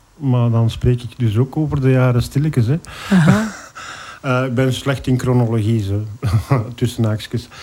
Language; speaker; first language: Dutch; native; Dutch